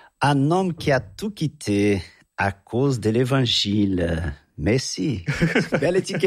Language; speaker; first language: French; non-native, fluent; Portuguese